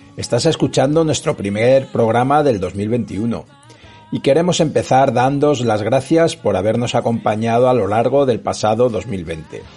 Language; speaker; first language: Spanish; native; Spanish